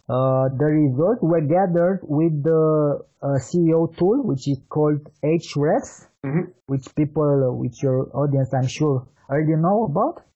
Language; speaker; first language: English; non-native, fluent; Romanian